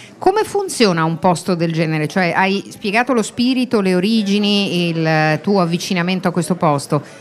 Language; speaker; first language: Italian; native; Italian